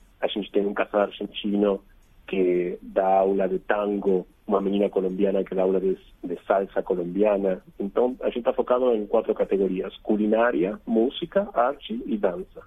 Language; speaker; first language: Portuguese; non-native, fluent; Spanish